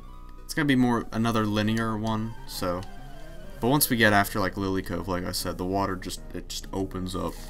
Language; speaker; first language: English; native; English